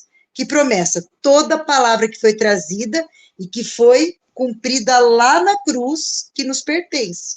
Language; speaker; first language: Portuguese; native; Portuguese